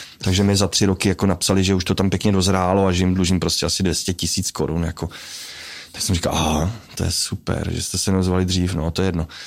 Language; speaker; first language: Czech; native; Czech